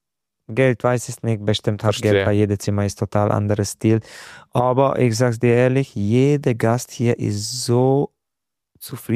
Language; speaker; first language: German; non-native, fluent; Hungarian